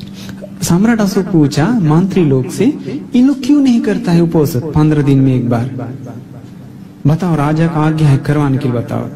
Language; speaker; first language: Hindi; non-native, fluent; Sinhala